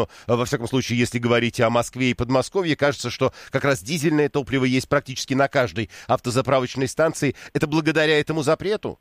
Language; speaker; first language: Russian; native; Russian